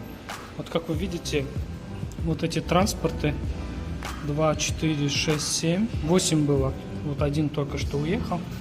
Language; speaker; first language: Russian; non-native, local second language; Kyrgyz